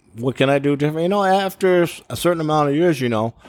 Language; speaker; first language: English; native; English